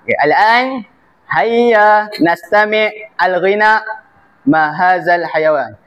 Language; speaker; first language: Arabic; non-native, learner; Malay